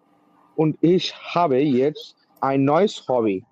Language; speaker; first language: German; non-native, learner; Bangla